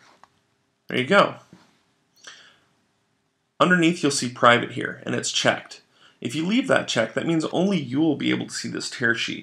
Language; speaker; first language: English; native; English